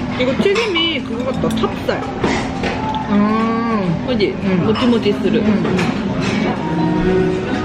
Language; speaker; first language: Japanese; non-native, fluent; Korean